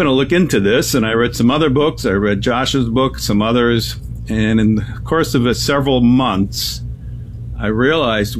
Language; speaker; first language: English; non-native, local second language; German